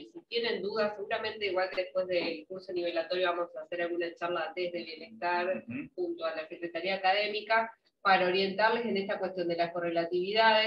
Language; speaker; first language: Spanish; native; Spanish